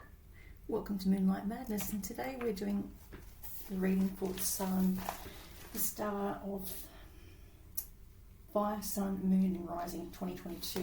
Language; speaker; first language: English; native; English